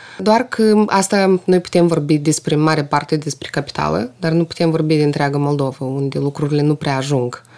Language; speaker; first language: Romanian; non-native, local second language; Russian